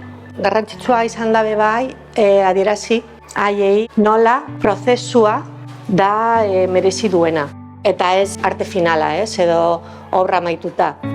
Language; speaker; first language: Basque; non-native, local second language; Spanish